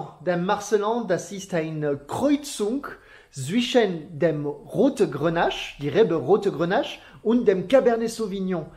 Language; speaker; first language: German; non-native, learner; French